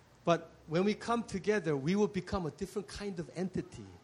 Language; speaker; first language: English; early bilingual, other home language; Korean